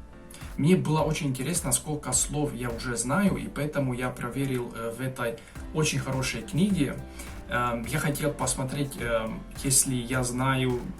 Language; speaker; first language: Russian; non-native, fluent; Hungarian